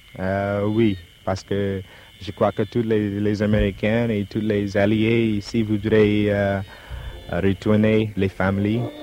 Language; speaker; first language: French; non-native, learner; English